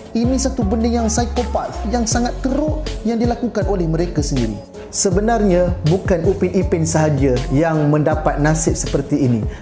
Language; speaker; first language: Malay; native; Malay